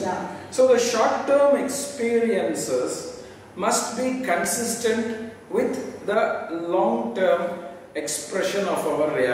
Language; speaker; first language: English; non-native, local second language; Tamil